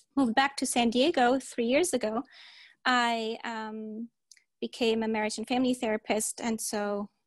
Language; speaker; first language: English; early bilingual, heritage; German